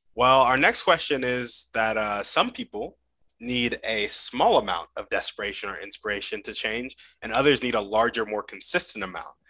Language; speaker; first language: English; native; English